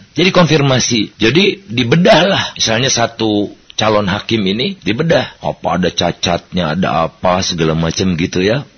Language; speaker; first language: Indonesian; native; Indonesian